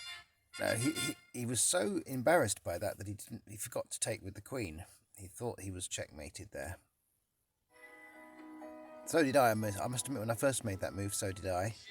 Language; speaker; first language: English; native; English